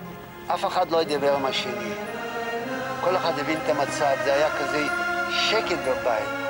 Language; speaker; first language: Hebrew; non-native, fluent; Yiddish